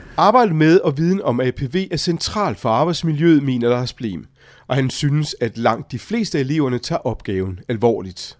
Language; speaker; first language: Danish; native; Danish